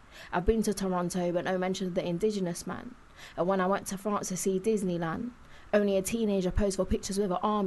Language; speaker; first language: English; native; English